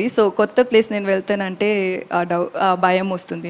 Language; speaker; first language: Telugu; non-native, local second language; Tamil